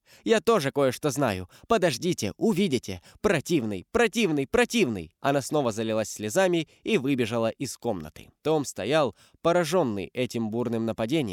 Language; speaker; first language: Russian; native; Russian